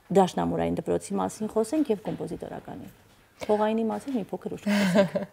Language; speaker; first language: Armenian; native; Armenian